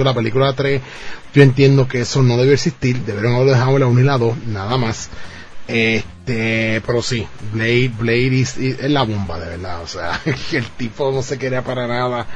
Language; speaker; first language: Spanish; native; Spanish